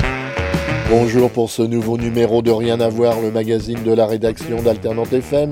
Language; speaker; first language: French; native; French